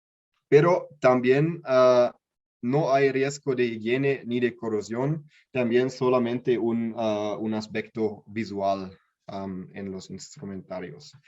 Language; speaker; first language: Spanish; non-native, learner; German